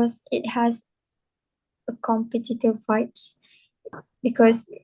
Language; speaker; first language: English; non-native, local second language; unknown